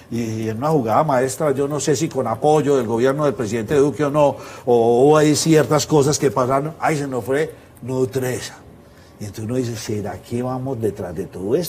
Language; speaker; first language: Spanish; native; Spanish